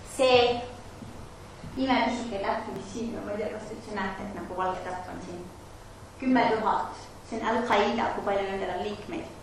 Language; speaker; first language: Estonian; non-native, fluent; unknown